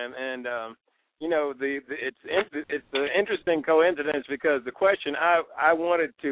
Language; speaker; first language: English; native; English